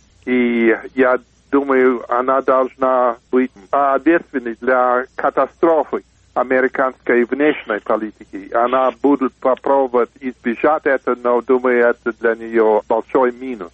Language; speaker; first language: Russian; non-native, fluent; English